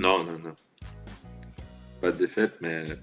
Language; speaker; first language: French; non-native, learner; Russian